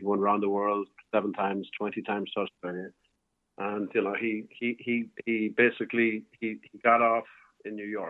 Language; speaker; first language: English; native; English